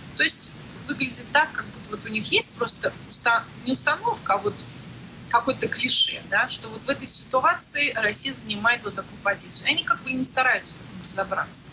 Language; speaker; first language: Russian; native; Russian